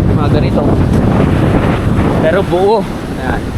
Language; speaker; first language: Filipino; non-native, local second language; Iloko